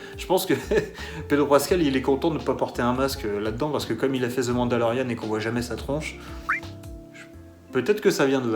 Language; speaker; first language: French; native; French